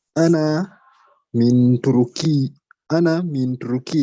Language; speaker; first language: Arabic; non-native, learner; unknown